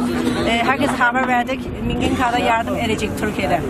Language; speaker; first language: Turkish; non-native, learner; Chinese